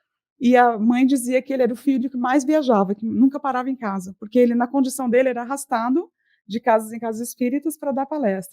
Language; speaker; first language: Portuguese; native; Portuguese